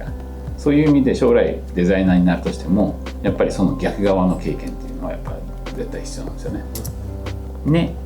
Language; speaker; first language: Japanese; native; Japanese